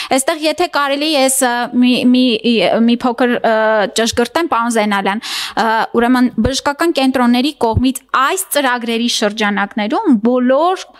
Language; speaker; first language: Armenian; native; Armenian